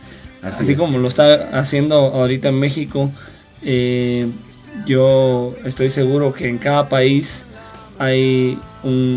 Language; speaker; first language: Spanish; native; Spanish